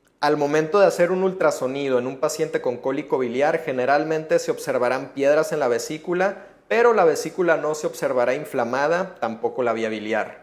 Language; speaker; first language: Spanish; native; Spanish